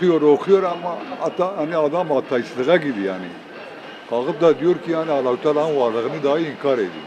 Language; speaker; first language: Turkish; non-native, local second language; Kurdish